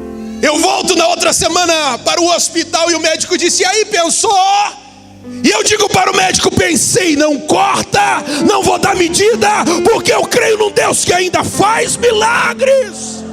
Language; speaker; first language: Portuguese; native; Portuguese